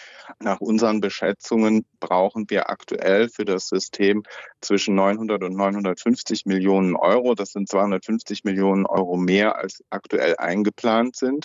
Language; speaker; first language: German; native; German